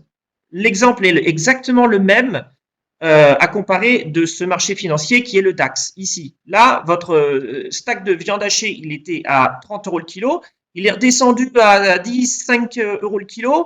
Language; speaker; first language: French; native; French